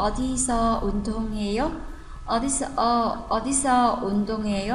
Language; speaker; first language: Korean; non-native, fluent; Vietnamese